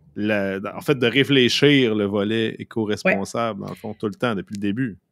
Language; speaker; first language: French; native; French